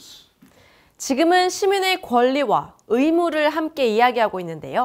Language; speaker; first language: Korean; native; Korean